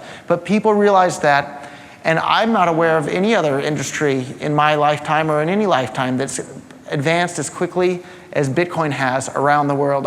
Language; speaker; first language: English; native; English